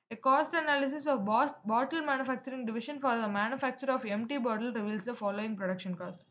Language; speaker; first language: English; non-native, local second language; Tamil